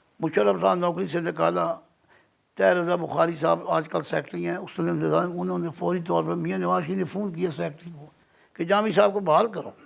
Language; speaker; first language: Urdu; non-native, local second language; Punjabi